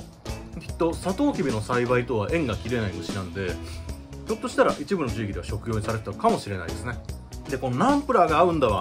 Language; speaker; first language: Japanese; native; Japanese